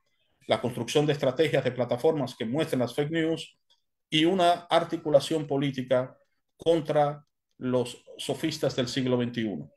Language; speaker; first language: Spanish; native; Spanish